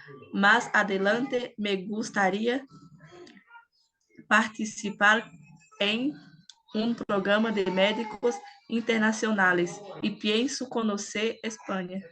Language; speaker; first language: Spanish; non-native, learner; Portuguese